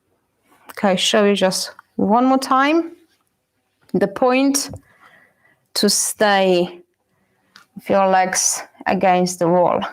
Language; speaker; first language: English; non-native, fluent; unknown